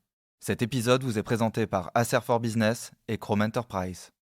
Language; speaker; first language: French; native; French